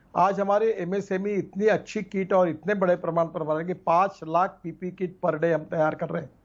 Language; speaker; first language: Hindi; non-native, local second language; Marathi